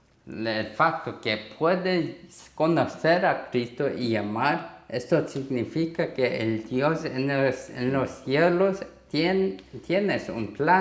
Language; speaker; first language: Spanish; non-native, learner; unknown